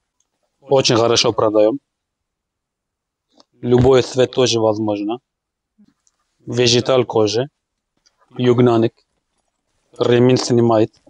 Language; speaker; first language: Russian; non-native, learner; Turkish